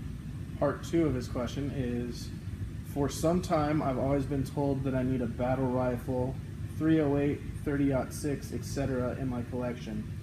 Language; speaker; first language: English; native; English